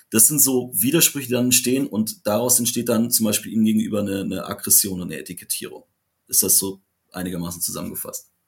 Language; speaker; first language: German; native; German